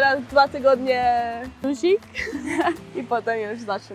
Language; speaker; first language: Polish; early bilingual, heritage; Polish